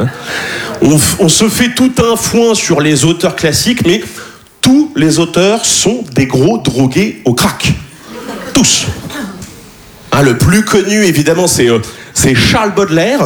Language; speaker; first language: French; native; French